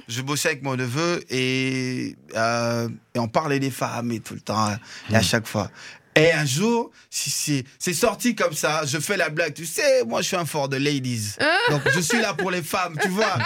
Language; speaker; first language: French; non-native, local second language; Lingala